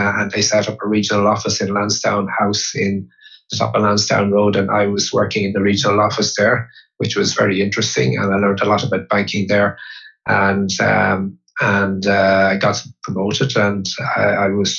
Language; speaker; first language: English; native; English